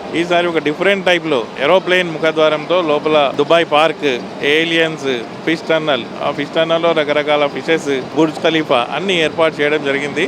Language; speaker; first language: Telugu; native; Telugu